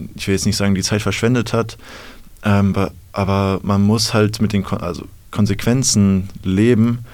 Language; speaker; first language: German; native; German